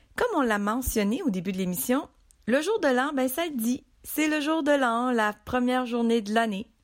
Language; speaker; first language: French; native; French